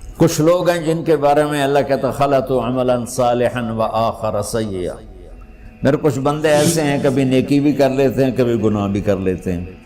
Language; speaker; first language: Urdu; non-native, local second language; Punjabi